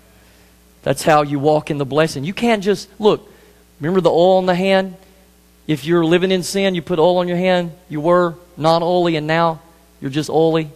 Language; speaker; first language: English; native; English